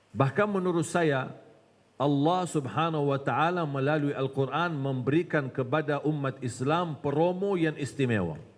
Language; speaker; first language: Malay; non-native, fluent; Arabic